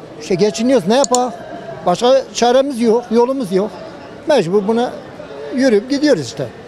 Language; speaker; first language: Turkish; native; Turkish